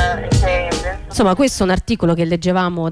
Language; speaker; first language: Italian; native; Italian